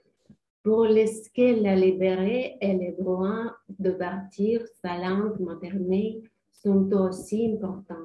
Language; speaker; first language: French; non-native, learner; Ukrainian